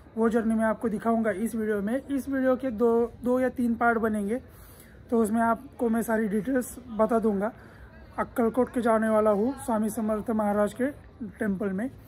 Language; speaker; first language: Hindi; non-native, local second language; Marathi